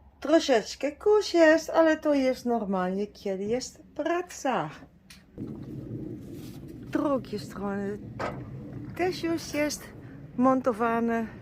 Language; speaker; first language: Polish; non-native, learner; Dutch